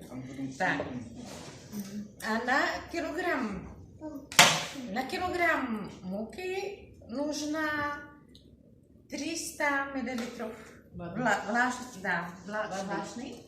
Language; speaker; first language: Russian; non-native, learner; Czech